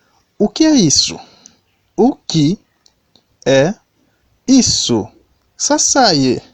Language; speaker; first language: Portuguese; non-native, fluent; Haitian Creole